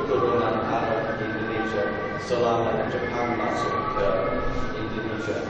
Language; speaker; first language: Indonesian; non-native, fluent; English